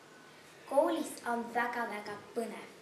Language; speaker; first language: Estonian; non-native, learner; Russian